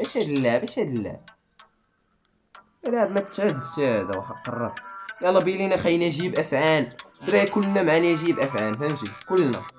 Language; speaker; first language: Arabic; native; Arabic